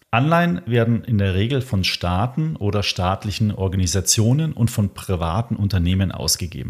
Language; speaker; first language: German; native; German